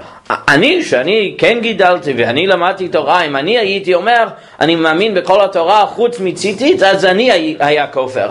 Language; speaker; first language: Hebrew; non-native, fluent; English